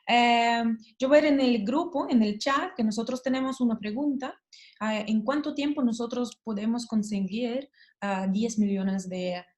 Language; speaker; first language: Spanish; non-native, learner; Russian